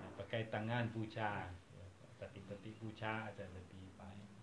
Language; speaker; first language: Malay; non-native, fluent; Thai